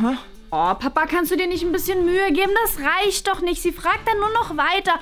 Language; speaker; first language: German; native; German